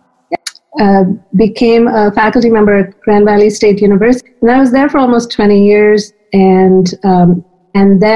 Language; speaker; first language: English; non-native, local second language; Hindi